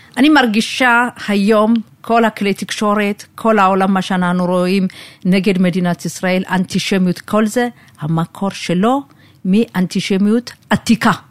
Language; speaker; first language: Hebrew; non-native, fluent; Amharic